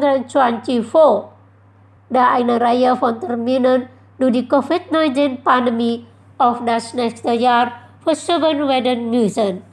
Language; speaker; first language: German; non-native, fluent; Indonesian